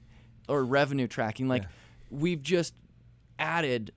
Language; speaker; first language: English; native; English